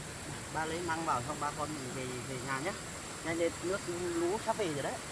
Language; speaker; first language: Vietnamese; native; Vietnamese